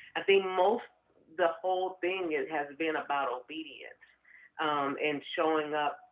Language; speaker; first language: English; native; English